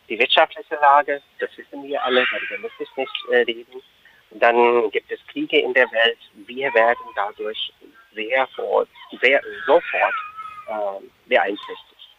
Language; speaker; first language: German; non-native, fluent; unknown